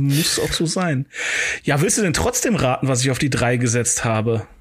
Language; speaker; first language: German; native; German